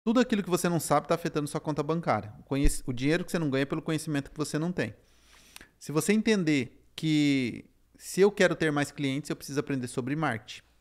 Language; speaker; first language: Portuguese; native; Portuguese